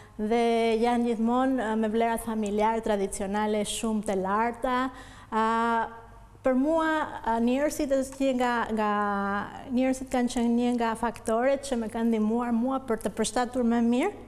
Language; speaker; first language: Albanian; non-native, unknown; Spanish